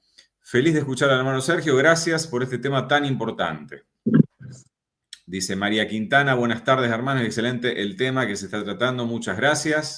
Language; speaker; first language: Spanish; native; Spanish